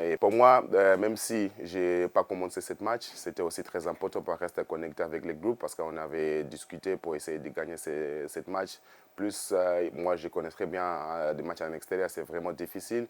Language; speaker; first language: French; non-native, fluent; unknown